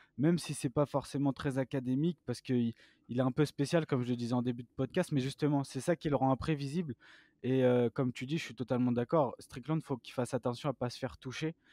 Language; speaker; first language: French; native; French